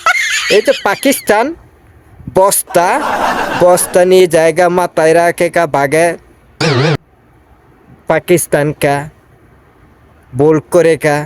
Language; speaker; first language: Hindi; non-native, learner; Bangla